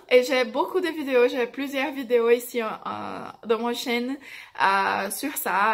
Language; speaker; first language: French; non-native, fluent; Portuguese